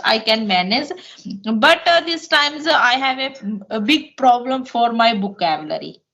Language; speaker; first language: English; non-native, local second language; Hindi